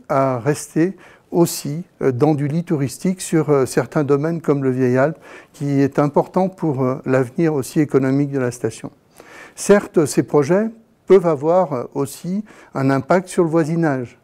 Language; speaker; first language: French; native; French